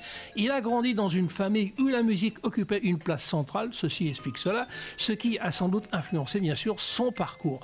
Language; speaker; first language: French; native; French